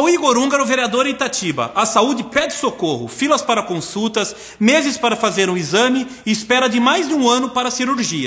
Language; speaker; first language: Portuguese; native; Portuguese